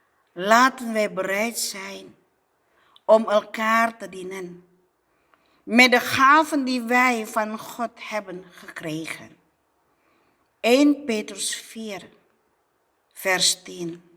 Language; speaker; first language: Dutch; non-native, fluent; Indonesian